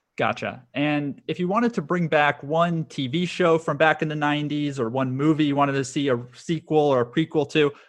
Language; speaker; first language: English; native; English